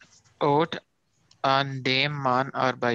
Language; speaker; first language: German; non-native, learner; Urdu